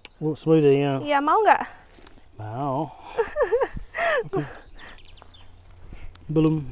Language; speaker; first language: Indonesian; non-native, learner; English